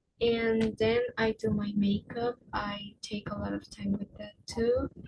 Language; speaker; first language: English; non-native, fluent; Spanish